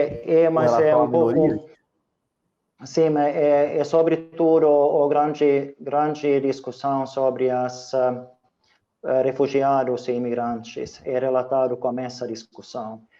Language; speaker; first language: Portuguese; non-native, fluent; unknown